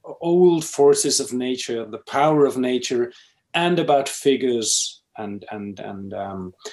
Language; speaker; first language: English; non-native, fluent; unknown